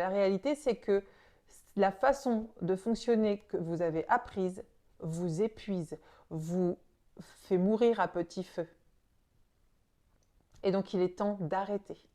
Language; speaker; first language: French; native; French